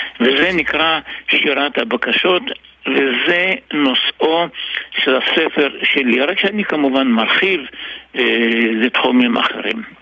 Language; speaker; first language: Hebrew; early bilingual, other home language; Arabic